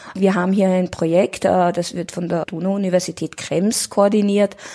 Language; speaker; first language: German; native; German